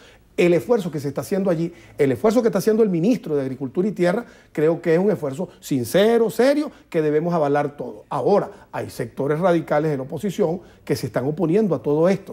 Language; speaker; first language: Spanish; native; Spanish